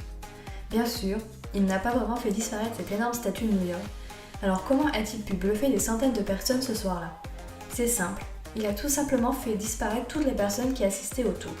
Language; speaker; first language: French; native; French